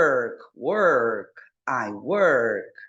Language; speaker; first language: English; non-native, fluent; Portuguese